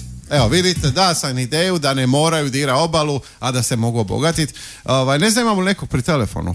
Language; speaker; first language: Croatian; native; Croatian